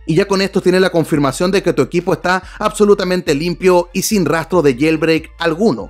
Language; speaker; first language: Spanish; native; Spanish